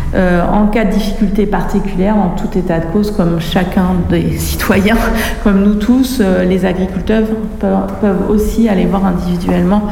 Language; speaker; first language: French; native; French